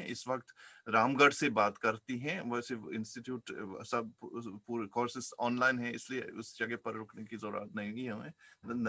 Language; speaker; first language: Hindi; non-native, fluent; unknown